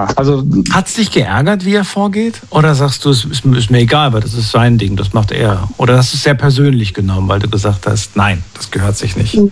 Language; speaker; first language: German; native; German